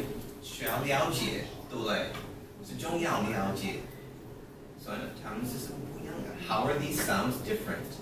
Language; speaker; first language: Chinese; non-native, learner; English